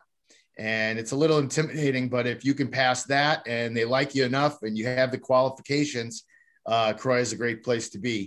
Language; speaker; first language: English; native; English